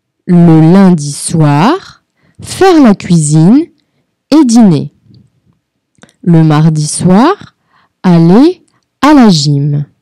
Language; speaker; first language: French; non-native, fluent; Portuguese